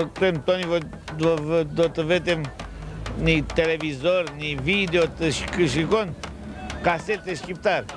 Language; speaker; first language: Albanian; early bilingual, heritage; Albanian